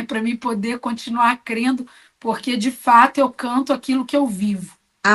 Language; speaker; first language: Portuguese; native; Portuguese